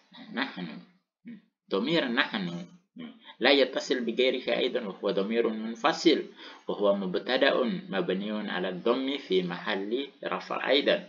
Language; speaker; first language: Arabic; non-native, fluent; Indonesian